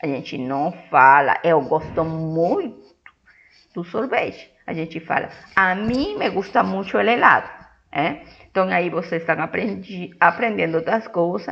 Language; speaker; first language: Portuguese; non-native, fluent; Spanish